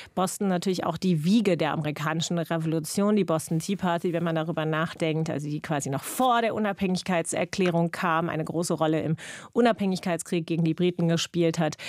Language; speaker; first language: German; non-native, fluent; English